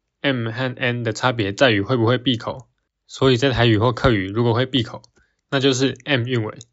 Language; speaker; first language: Chinese; native; Chinese